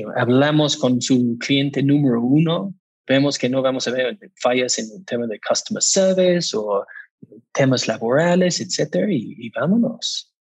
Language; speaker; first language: Spanish; non-native, fluent; English